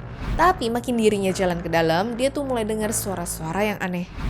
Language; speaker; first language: Indonesian; native; Indonesian